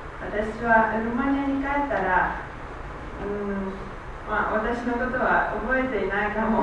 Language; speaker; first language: Japanese; non-native, learner; Romanian